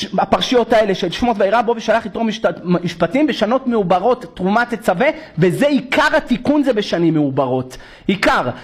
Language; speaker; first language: Hebrew; native; Hebrew